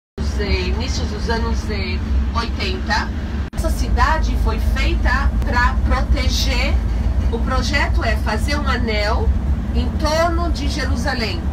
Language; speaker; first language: Portuguese; non-native, fluent; Hebrew